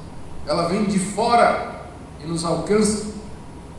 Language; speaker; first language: Portuguese; native; Portuguese